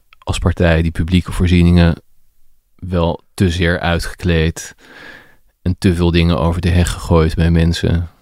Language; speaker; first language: Dutch; native; Dutch